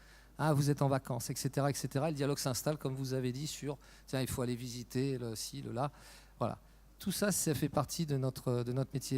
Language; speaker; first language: French; native; French